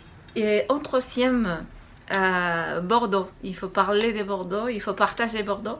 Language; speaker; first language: French; non-native, fluent; Spanish